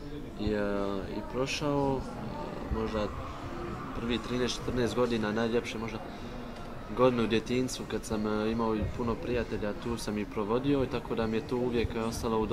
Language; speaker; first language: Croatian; early bilingual, heritage; Bosnian